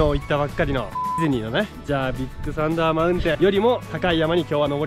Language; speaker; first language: Japanese; native; Japanese